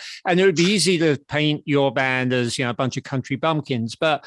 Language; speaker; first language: English; native; English